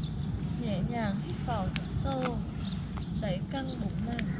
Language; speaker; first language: Vietnamese; native; Vietnamese